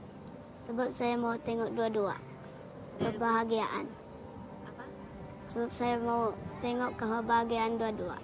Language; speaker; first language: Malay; early bilingual, other home language; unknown